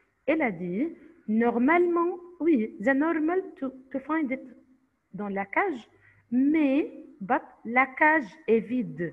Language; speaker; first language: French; non-native, fluent; Arabic